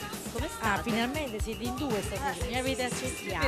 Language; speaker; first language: Italian; native; Italian